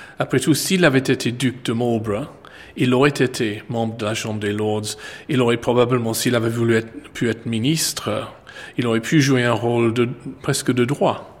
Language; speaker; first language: French; non-native, fluent; English